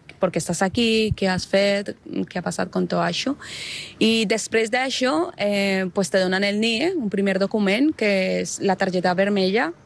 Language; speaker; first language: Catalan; non-native, learner; Spanish